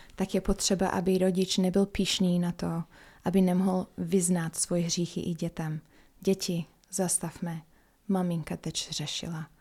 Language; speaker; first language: Czech; non-native, fluent; English